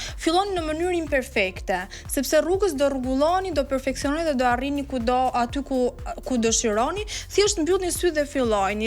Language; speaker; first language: Albanian; native; Albanian